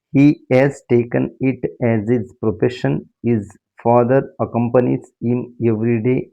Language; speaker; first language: English; non-native, local second language; Kannada